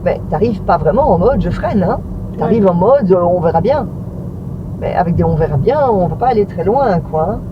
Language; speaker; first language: French; native; French